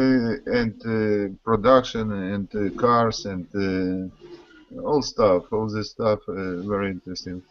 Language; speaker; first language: English; non-native, learner; Russian